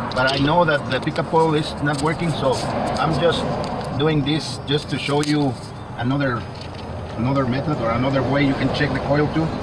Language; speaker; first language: English; non-native, fluent; Spanish